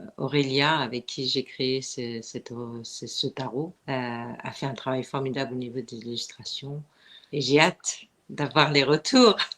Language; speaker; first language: French; native; French